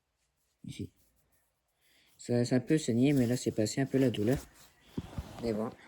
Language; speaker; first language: French; early bilingual, other home language; Spanish